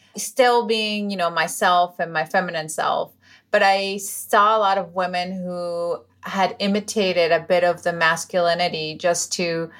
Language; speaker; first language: English; non-native, fluent; Spanish